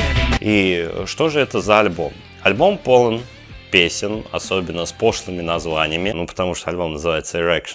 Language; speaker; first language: Russian; native; Russian